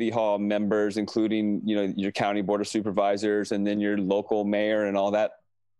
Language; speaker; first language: English; native; English